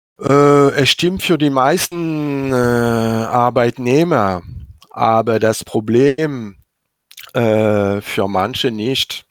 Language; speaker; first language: German; non-native, learner; French